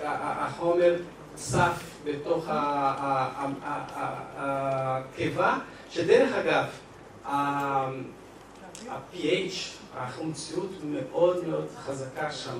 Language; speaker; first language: Hebrew; non-native, fluent; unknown